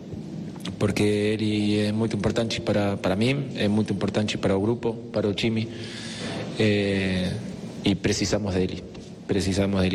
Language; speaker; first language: Portuguese; non-native, fluent; Spanish